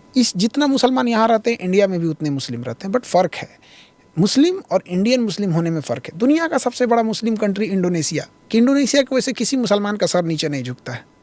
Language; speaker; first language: Hindi; native; Hindi